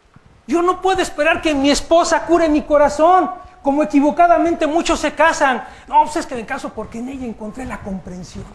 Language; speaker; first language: Spanish; native; Spanish